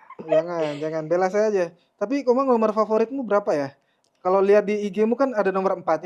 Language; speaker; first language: Indonesian; native; Indonesian